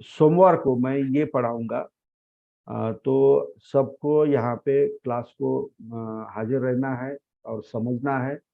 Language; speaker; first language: Hindi; non-native, local second language; Marathi